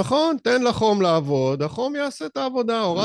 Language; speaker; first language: Hebrew; native; Hebrew